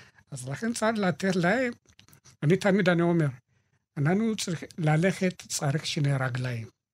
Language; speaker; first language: Hebrew; non-native, fluent; Amharic